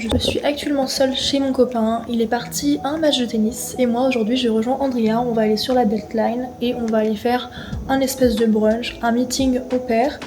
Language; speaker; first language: French; native; French